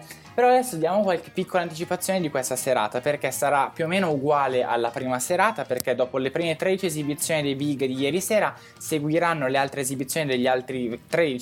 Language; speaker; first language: Italian; native; Italian